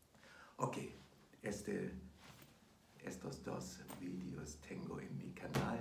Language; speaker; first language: Spanish; non-native, fluent; German